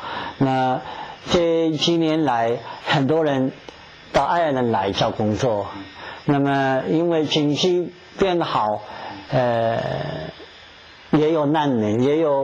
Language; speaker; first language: Chinese; non-native, fluent; English